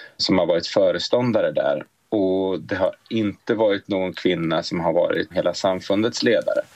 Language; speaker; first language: Swedish; native; Swedish